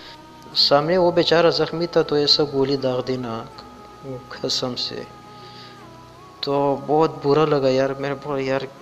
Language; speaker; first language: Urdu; non-native, local second language; Pashto